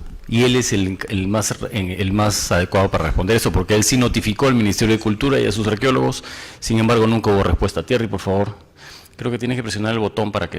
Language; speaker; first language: Spanish; native; Spanish